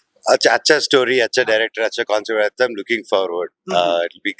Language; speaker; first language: Hindi; non-native, local second language; Telugu